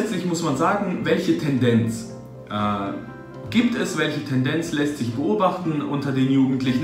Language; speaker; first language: German; early bilingual, other home language; Russian